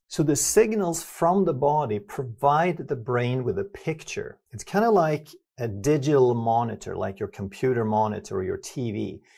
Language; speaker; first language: English; non-native, fluent; Swedish